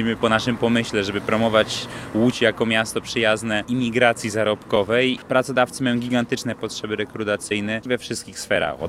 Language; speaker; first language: Polish; native; Polish